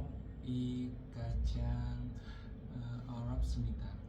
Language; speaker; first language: Korean; non-native, learner; Vietnamese